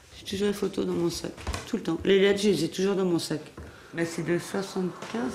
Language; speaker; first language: French; native; French